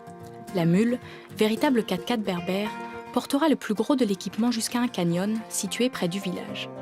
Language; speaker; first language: French; native; French